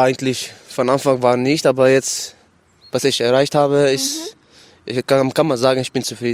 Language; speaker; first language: German; non-native, learner; Arabic